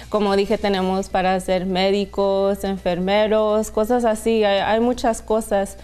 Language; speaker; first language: Spanish; early bilingual, heritage; Spanish